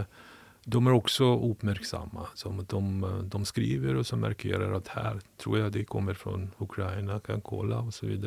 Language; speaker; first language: Swedish; non-native, fluent; Ukrainian